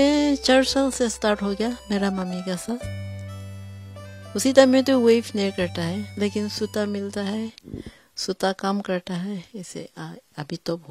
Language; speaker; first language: Hindi; non-native, local second language; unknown